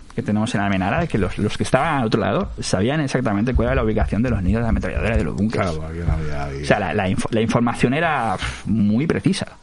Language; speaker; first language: Spanish; native; Spanish